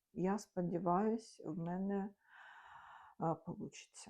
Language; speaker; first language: Ukrainian; non-native, local second language; Russian